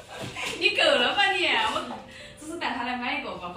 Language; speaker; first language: Chinese; native; Chinese